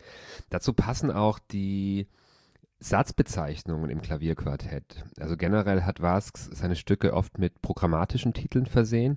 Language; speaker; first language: German; native; German